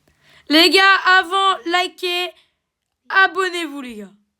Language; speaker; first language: French; native; French